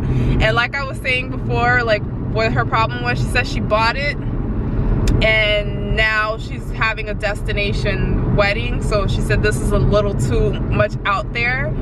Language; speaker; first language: English; native; English